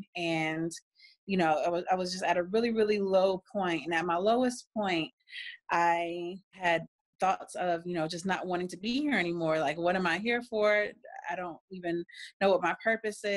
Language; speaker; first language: English; native; English